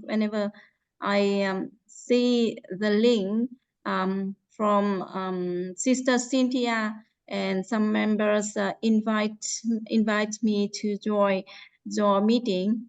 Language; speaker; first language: English; non-native, fluent; Vietnamese